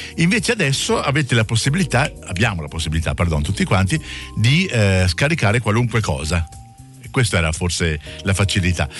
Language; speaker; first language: Italian; native; Italian